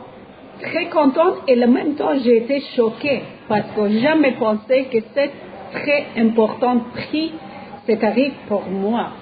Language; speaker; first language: French; non-native, learner; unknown